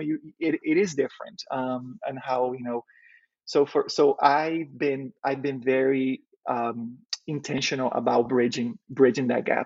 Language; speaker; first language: English; non-native, fluent; Portuguese